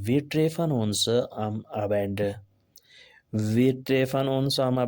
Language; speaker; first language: German; non-native, fluent; Urdu